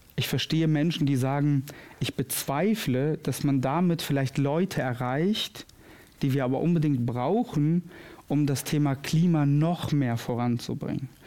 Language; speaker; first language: German; early bilingual, other home language; Albanian